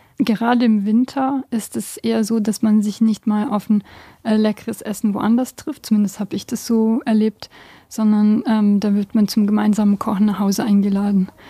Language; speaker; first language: German; early bilingual, other home language; Bosnian